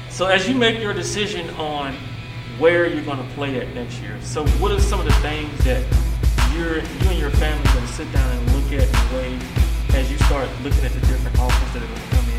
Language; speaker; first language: English; native; English